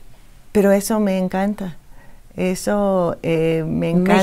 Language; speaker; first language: Spanish; non-native, fluent; English